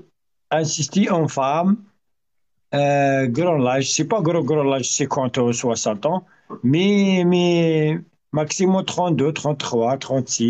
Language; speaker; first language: French; non-native, learner; Arabic